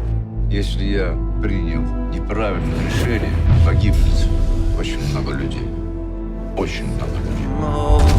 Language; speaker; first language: Russian; native; Russian